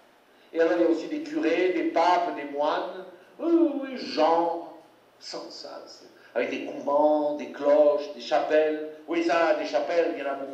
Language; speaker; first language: French; native; French